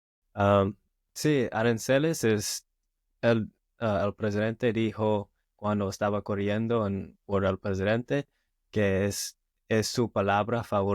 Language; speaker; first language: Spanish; non-native, learner; English